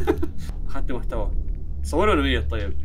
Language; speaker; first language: Arabic; native; Arabic